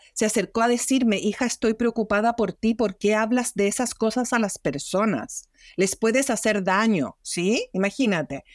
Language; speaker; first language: Spanish; native; Spanish